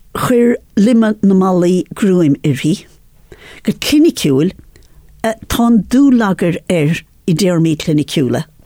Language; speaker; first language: Irish; non-native, local second language; English